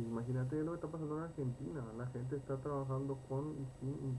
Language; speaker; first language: Spanish; native; Spanish